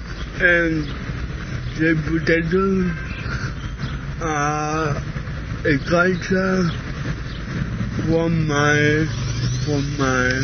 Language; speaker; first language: English; non-native, learner; German